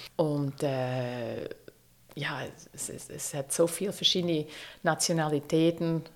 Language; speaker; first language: German; non-native, fluent; English